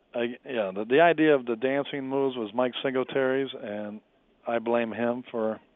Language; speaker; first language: English; native; English